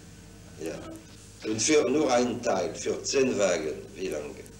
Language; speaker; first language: German; non-native, fluent; French